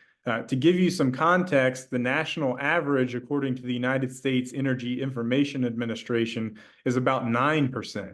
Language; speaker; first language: English; native; English